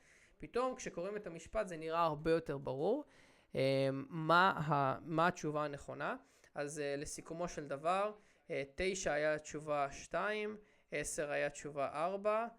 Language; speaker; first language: Hebrew; native; Hebrew